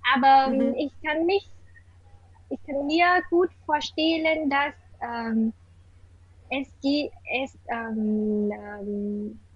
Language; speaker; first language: German; non-native, learner; Vietnamese